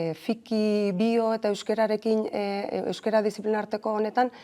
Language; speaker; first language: Basque; native; Basque